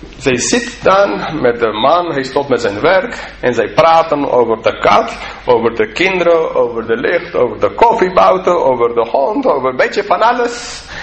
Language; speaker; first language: Dutch; non-native, fluent; English